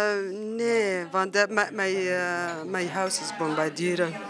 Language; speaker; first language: Dutch; non-native, learner; Arabic